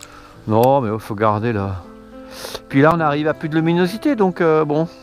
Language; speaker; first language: French; native; French